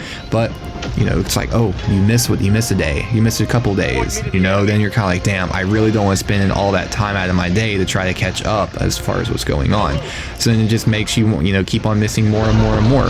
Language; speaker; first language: English; native; English